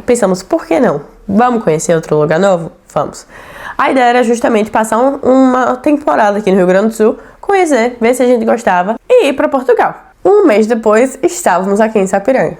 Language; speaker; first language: Portuguese; native; Portuguese